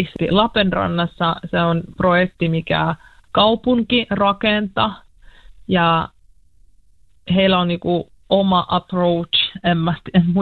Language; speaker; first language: Finnish; non-native, learner; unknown